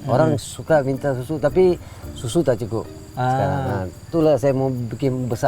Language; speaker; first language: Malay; non-native, local second language; Tamil